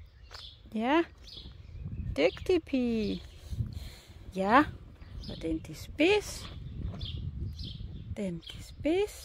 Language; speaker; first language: Danish; non-native, learner; English